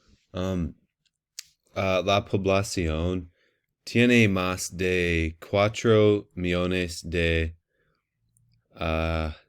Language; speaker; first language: Spanish; non-native, learner; English